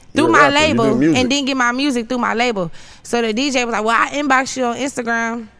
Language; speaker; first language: English; native; English